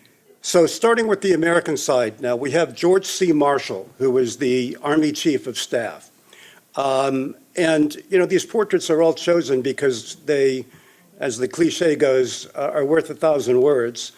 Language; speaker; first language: English; native; English